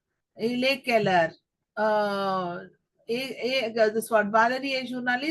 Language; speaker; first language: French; non-native, fluent; Telugu